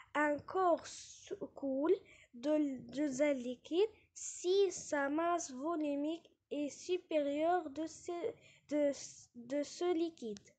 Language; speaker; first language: French; non-native, local second language; Arabic